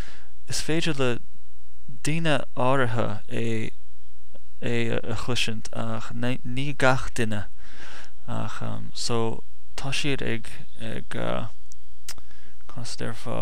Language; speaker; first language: Irish; non-native, learner; English